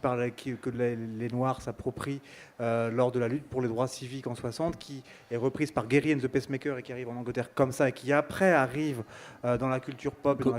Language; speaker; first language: French; native; French